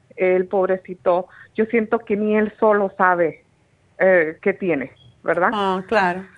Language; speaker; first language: Spanish; native; Spanish